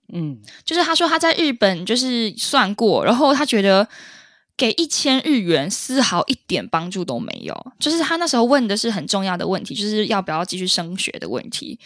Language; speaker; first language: Chinese; native; Chinese